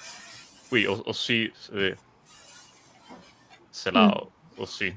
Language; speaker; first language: French; non-native, fluent; Italian